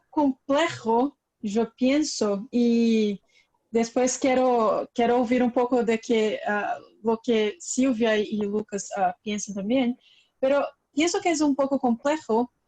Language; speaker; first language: Spanish; non-native, fluent; Portuguese